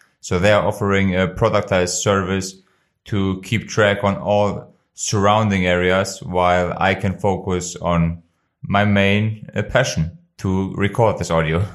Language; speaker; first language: English; non-native, fluent; Albanian